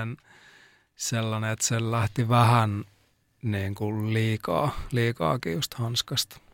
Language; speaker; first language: Finnish; native; Finnish